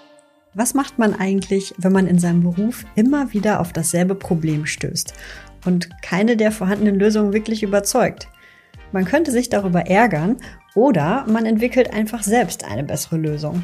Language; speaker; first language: German; native; German